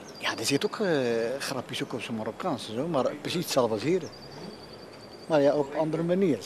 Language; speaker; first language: Dutch; non-native, local second language; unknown